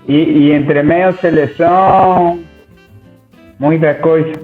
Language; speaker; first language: Portuguese; non-native, learner; Spanish